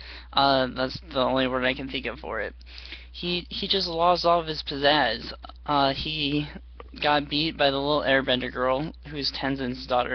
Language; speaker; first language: English; native; English